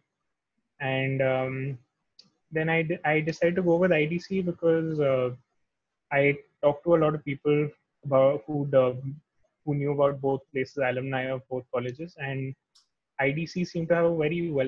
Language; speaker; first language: English; non-native, local second language; Hindi